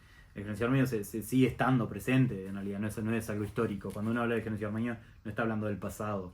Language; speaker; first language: Spanish; native; Spanish